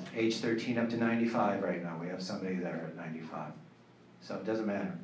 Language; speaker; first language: English; native; English